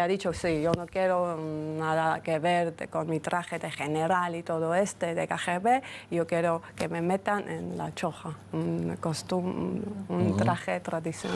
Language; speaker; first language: Spanish; non-native, fluent; Georgian